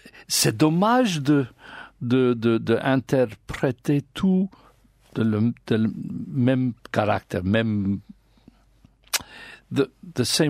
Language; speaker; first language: French; non-native, learner; English